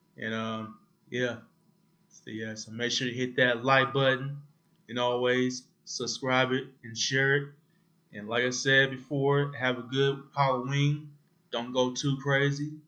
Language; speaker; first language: English; native; English